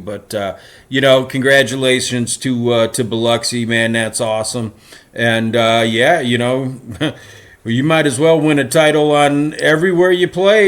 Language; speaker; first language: English; native; English